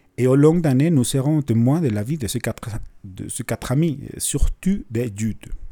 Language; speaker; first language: French; non-native, fluent; Spanish